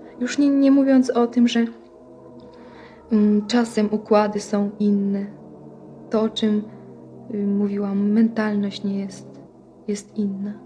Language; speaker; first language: Polish; non-native, fluent; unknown